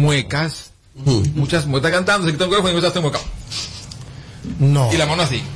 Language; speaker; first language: Spanish; native; Spanish